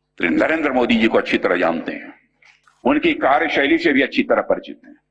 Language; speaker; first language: Hindi; native; Hindi